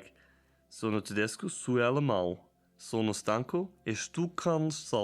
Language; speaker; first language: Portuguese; non-native, learner; German